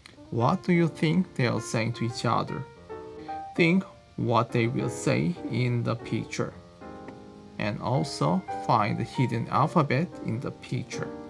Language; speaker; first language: English; non-native, fluent; Korean